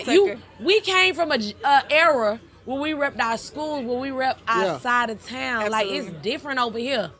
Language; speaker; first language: English; native; English